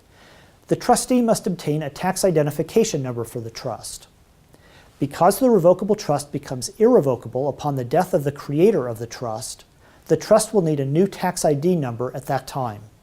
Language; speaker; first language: English; native; English